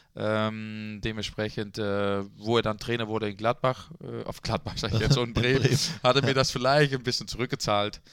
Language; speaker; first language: German; non-native, fluent; Dutch